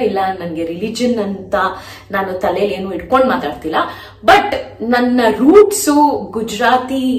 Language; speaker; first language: Kannada; native; Kannada